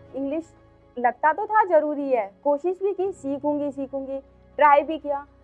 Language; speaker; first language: Hindi; native; Hindi